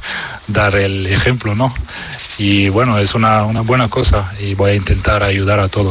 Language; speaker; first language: Spanish; non-native, fluent; French